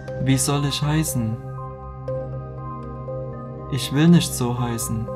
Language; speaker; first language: German; non-native, fluent; Chinese